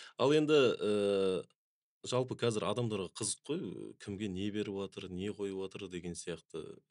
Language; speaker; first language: Kazakh; native; Kazakh